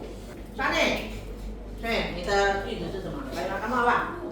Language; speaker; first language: Chinese; non-native, fluent; Indonesian